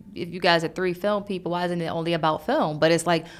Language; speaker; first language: English; native; English